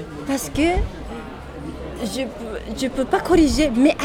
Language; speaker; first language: French; non-native, learner; Japanese